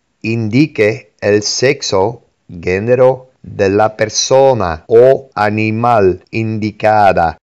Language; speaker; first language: Spanish; non-native, fluent; Dutch